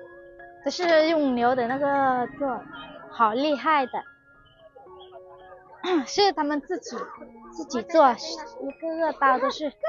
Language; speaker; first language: Chinese; non-native, fluent; Vietnamese